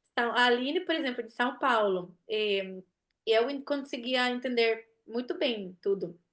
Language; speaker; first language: Portuguese; non-native, fluent; Italian